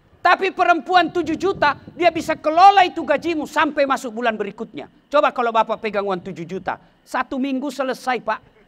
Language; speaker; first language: Indonesian; non-native, local second language; Buginese